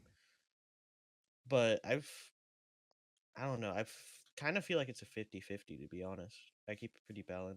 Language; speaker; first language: English; native; English